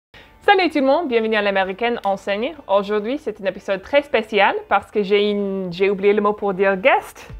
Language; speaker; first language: French; non-native, fluent; English